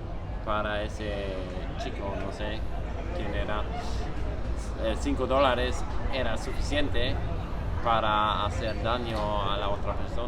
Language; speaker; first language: Spanish; non-native, fluent; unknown